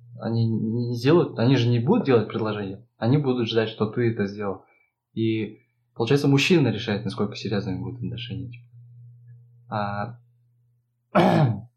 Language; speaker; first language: Russian; non-native, local second language; Kazakh